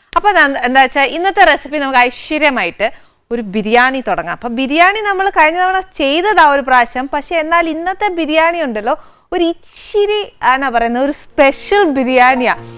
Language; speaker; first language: Malayalam; native; Malayalam